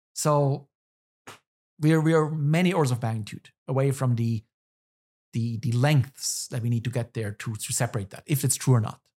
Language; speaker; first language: English; non-native, fluent; German